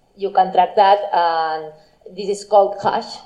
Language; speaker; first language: English; non-native, fluent; Spanish